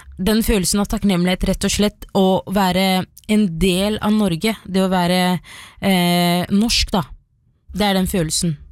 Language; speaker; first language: Norwegian; early bilingual, other home language; Somali